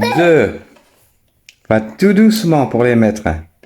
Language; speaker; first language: French; native; French